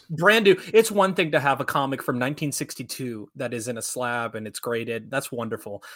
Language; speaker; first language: English; native; English